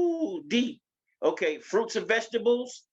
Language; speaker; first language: English; native; English